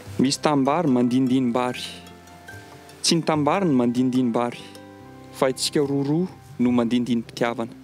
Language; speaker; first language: Malagasy; non-native, fluent; French